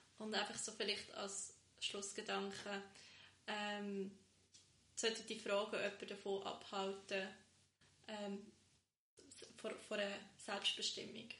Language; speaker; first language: German; early bilingual, other home language; Bosnian